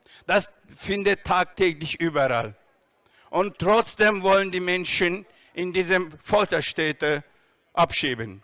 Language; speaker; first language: German; non-native, fluent; Turkish